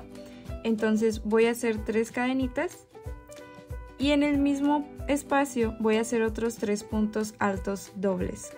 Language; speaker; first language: Spanish; native; Spanish